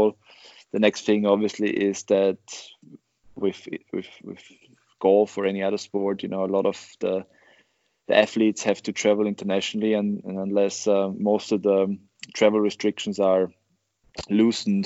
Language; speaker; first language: English; non-native, fluent; German